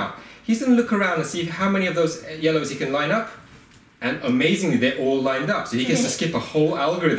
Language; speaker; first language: English; native; English